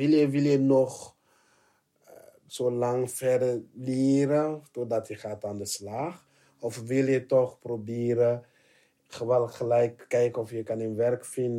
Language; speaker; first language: Dutch; non-native, learner; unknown